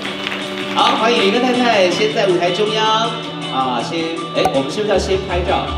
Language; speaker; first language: Chinese; native; Chinese